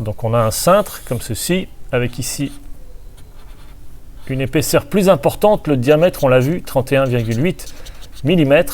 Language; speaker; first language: French; native; French